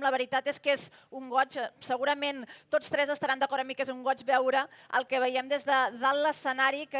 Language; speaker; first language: Catalan; native; Catalan